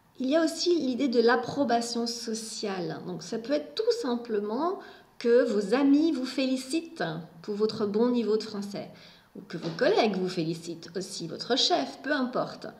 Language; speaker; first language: French; native; French